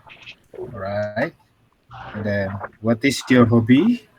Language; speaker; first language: English; non-native, fluent; Indonesian